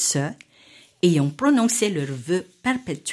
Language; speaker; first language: French; non-native, fluent; Filipino